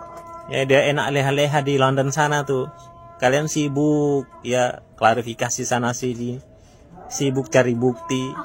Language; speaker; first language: Indonesian; native; Indonesian